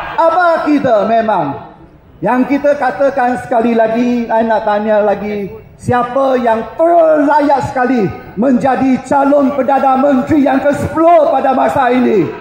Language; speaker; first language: Malay; non-native, local second language; Chinese